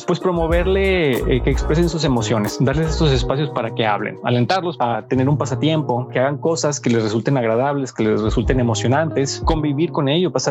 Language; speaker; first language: Spanish; native; Spanish